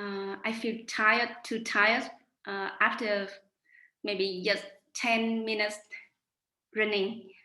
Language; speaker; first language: English; non-native, learner; Vietnamese